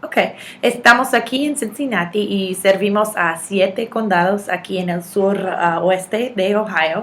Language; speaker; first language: Spanish; non-native, fluent; English